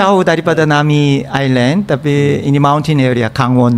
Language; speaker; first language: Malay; non-native, learner; Korean